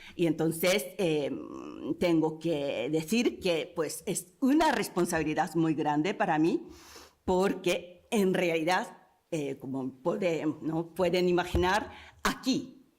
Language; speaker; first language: Spanish; non-native, fluent; Japanese